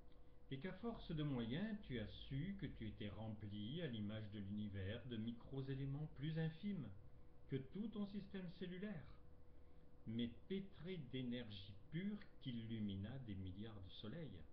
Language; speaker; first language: French; native; French